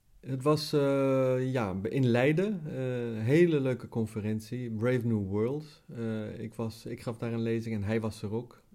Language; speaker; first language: Dutch; non-native, fluent; Italian